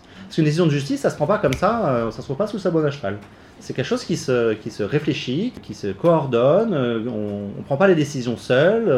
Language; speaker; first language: French; native; French